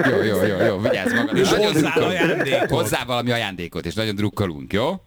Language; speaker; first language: Hungarian; native; Hungarian